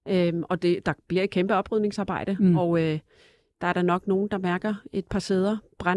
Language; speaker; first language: Danish; native; Danish